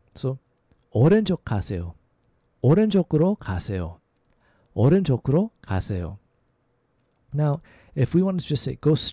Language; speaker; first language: Korean; non-native, fluent; English